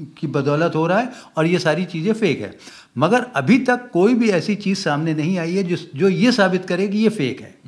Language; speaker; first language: Hindi; native; Hindi